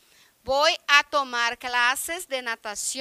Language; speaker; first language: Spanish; non-native, fluent; Portuguese